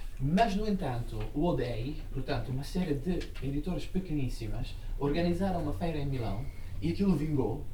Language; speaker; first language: Portuguese; non-native, fluent; Italian